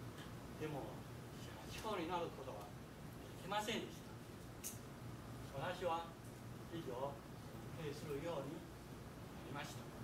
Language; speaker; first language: Japanese; non-native, fluent; Chinese